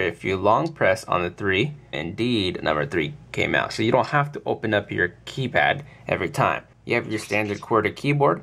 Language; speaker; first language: English; native; English